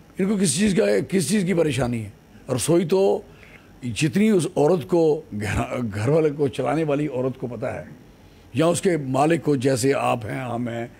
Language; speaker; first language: Hindi; native; Hindi